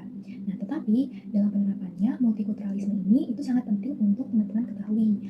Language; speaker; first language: Indonesian; native; Indonesian